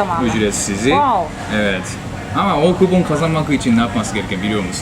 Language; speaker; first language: Turkish; non-native, fluent; Japanese